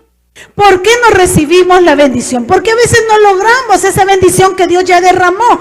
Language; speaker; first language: Spanish; native; Spanish